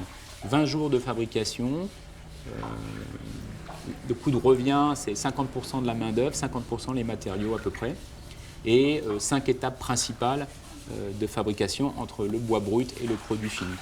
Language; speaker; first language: French; native; French